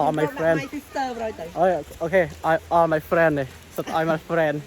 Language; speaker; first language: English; non-native, learner; Khmer